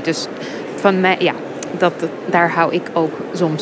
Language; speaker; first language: Dutch; non-native, fluent; English